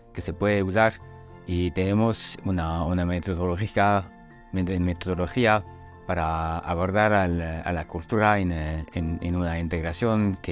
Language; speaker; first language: Spanish; non-native, fluent; French